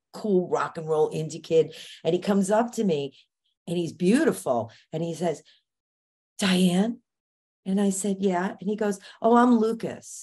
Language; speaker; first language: English; native; English